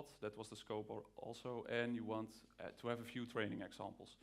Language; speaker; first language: English; non-native, fluent; Dutch